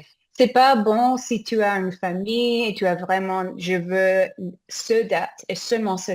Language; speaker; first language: French; non-native, learner; English